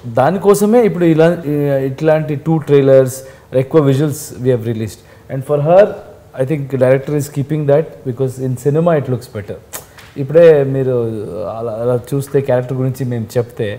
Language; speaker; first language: Telugu; non-native, fluent; Kannada